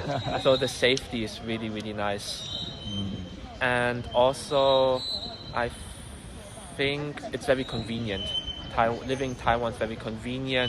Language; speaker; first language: English; non-native, fluent; German